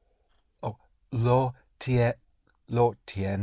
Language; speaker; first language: Spanish; non-native, learner; English